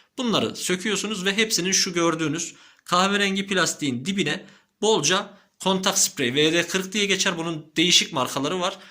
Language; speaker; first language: Turkish; native; Turkish